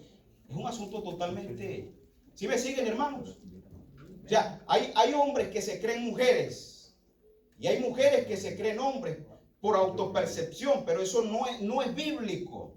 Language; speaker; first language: Spanish; native; Spanish